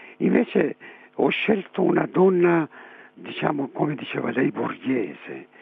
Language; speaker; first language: Italian; non-native, fluent; Persian